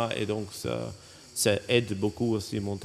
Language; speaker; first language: French; non-native, fluent; Italian